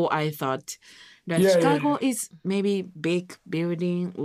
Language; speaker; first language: English; non-native, learner; Japanese